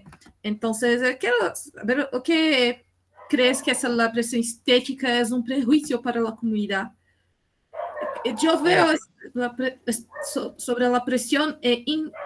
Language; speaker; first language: Spanish; non-native, learner; Portuguese